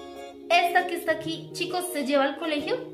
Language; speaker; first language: Spanish; native; Spanish